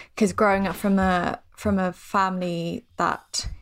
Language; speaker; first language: English; non-native, fluent; Thai